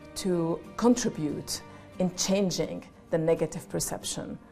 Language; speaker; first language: English; non-native, fluent; Arabic